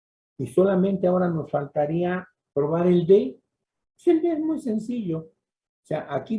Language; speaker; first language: Spanish; native; Spanish